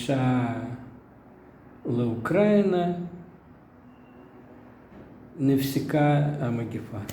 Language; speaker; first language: Hebrew; non-native, fluent; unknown